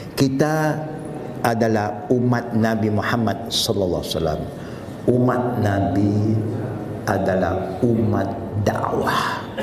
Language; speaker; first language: Malay; non-native, local second language; Chinese